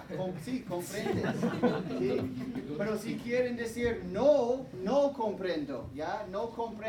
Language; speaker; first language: Spanish; non-native, fluent; English